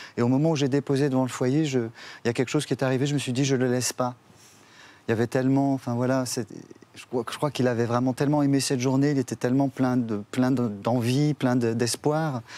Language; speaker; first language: French; native; French